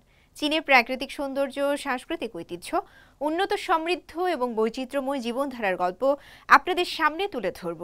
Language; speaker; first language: Bangla; native; Bangla